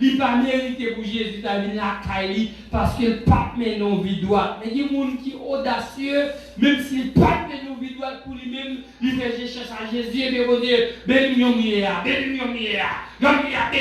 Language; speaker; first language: French; non-native, local second language; Haitian Creole